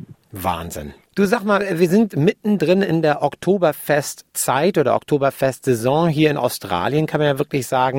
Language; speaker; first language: German; native; German